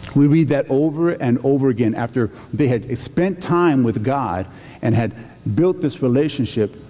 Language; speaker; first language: English; native; English